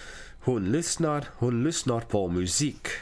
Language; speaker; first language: Swedish; non-native, learner; English